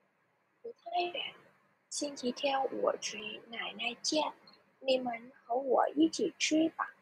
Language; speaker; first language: Chinese; non-native, learner; Vietnamese